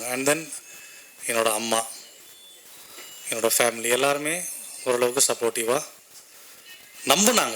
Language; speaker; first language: Tamil; native; Tamil